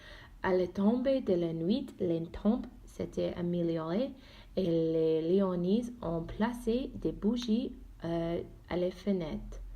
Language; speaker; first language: French; non-native, learner; Dutch